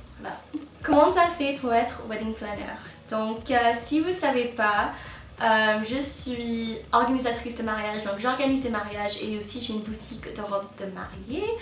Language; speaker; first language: French; non-native, fluent; English